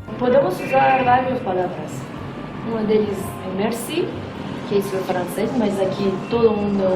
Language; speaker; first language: Portuguese; non-native, fluent; Persian